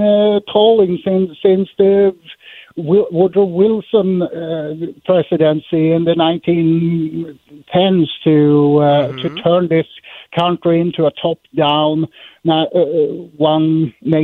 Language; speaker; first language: English; non-native, fluent; Swedish